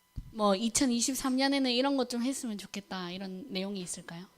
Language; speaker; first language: Korean; native; Korean